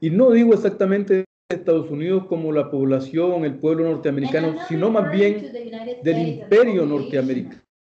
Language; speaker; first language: Spanish; native; Spanish